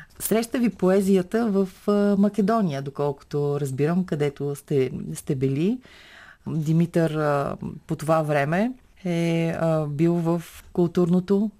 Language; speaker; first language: Bulgarian; native; Bulgarian